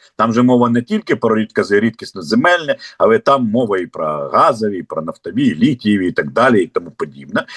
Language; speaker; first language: Ukrainian; non-native, local second language; Russian